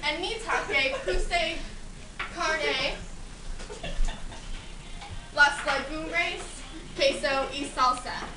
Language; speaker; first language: Spanish; non-native, learner; English